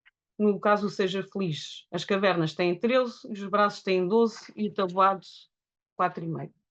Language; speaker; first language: Portuguese; native; Portuguese